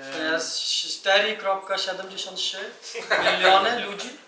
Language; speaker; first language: Polish; non-native, learner; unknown